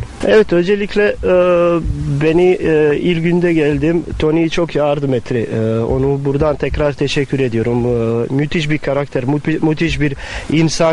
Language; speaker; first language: Turkish; non-native, fluent; Bosnian